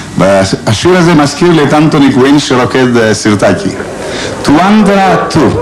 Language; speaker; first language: Hebrew; non-native, fluent; Greek